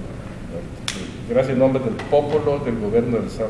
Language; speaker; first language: Italian; non-native, learner; Spanish